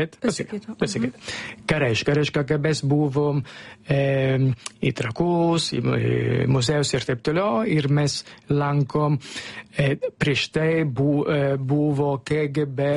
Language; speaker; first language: Lithuanian; non-native, learner; Italian